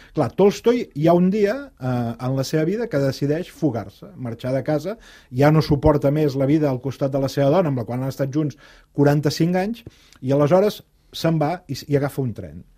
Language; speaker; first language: Catalan; native; Catalan